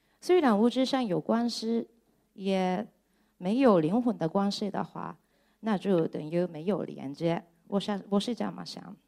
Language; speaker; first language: Chinese; non-native, fluent; Japanese